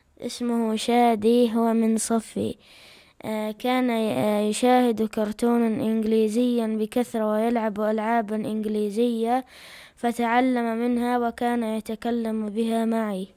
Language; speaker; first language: Arabic; early bilingual, other home language; Chechen